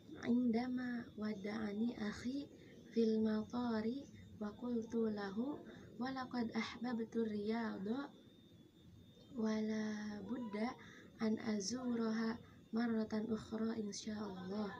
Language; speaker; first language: Arabic; non-native, learner; Indonesian